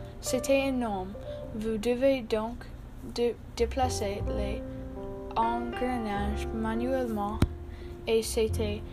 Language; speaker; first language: French; non-native, learner; English